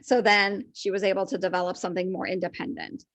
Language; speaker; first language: English; native; English